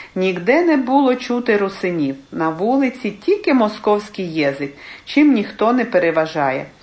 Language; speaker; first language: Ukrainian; early bilingual, heritage; Ukrainian